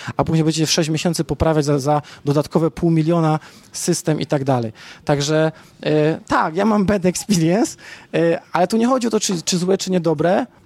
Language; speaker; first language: Polish; native; Polish